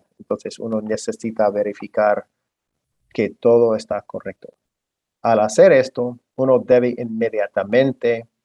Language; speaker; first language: Spanish; non-native, fluent; English